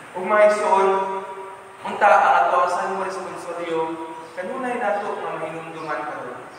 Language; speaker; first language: Cebuano; native; Cebuano